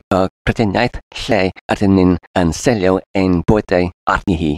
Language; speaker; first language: Welsh; non-native, learner; English